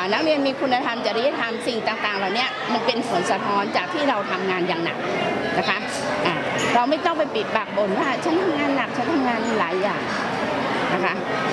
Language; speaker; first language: Thai; native; Thai